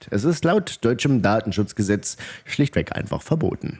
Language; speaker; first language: German; native; German